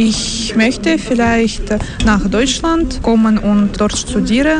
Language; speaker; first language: German; non-native, fluent; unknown